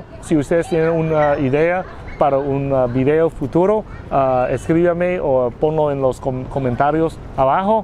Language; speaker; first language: Spanish; non-native, learner; Vietnamese